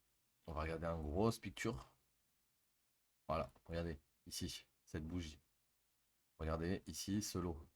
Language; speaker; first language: French; native; French